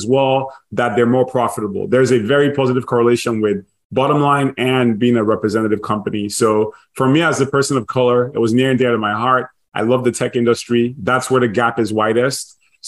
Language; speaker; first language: English; non-native, local second language; Igbo